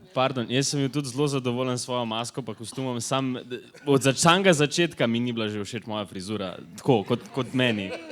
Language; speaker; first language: Slovenian; native; Slovenian